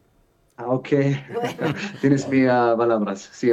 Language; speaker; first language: Spanish; non-native, learner; Arabic